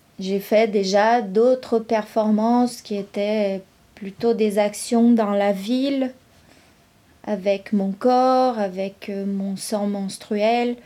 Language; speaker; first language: French; non-native, fluent; Portuguese